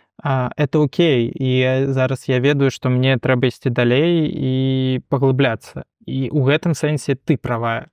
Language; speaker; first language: Belarusian; non-native, local second language; Russian